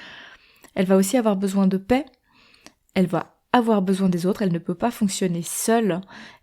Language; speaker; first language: French; native; French